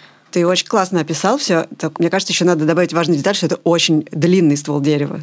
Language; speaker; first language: Russian; native; Russian